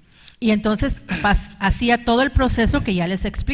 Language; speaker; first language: Spanish; native; Spanish